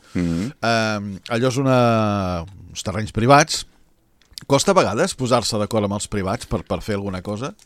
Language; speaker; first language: Catalan; native; Catalan